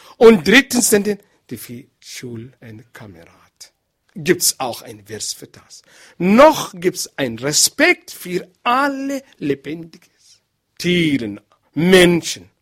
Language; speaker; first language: German; non-native, learner; Arabic